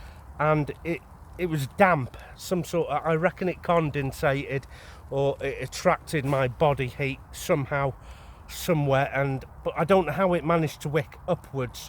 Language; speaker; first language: English; native; English